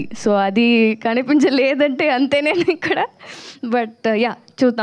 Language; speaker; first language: Telugu; non-native, learner; Tamil